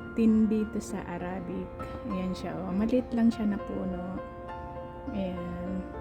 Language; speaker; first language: Filipino; non-native, local second language; Bikol